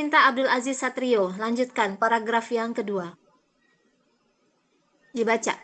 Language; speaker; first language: Indonesian; native; Indonesian